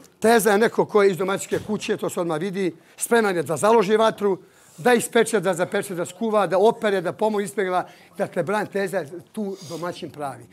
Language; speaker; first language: Serbian; native; Serbian